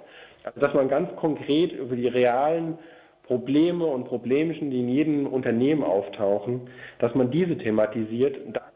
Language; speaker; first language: German; native; German